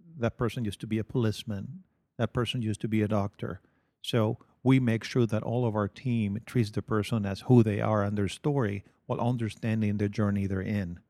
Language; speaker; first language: English; non-native, fluent; Spanish